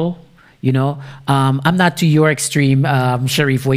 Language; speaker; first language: English; non-native, local second language; Jamaican Creole English